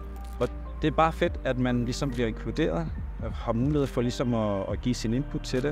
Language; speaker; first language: Danish; non-native, fluent; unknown